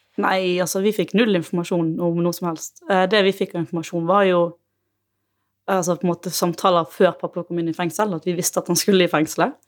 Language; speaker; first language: Norwegian; native; Norwegian